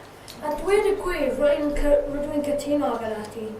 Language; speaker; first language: Welsh; non-native, local second language; English